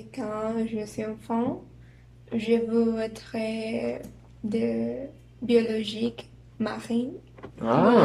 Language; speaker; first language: French; non-native, learner; Spanish